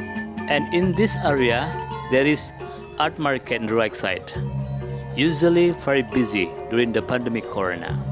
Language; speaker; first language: English; non-native, learner; Indonesian